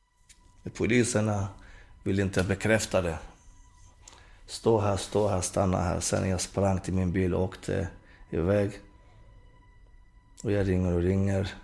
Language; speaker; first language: Swedish; non-native, fluent; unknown